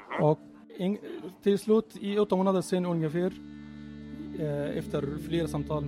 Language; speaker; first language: Swedish; non-native, local second language; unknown